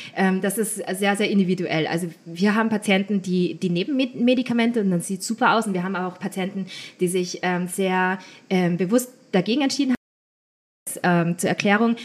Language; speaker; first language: German; native; German